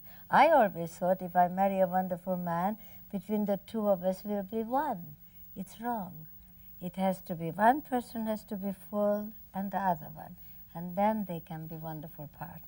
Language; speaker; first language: English; non-native, fluent; Hungarian